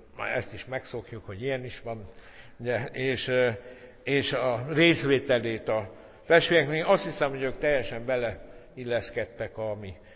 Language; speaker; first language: Hungarian; native; Hungarian